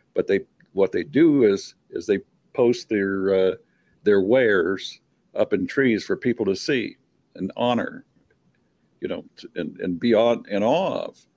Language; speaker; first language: English; native; English